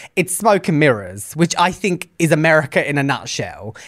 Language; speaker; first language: English; native; English